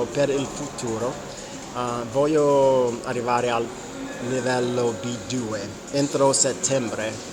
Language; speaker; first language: Italian; non-native, learner; English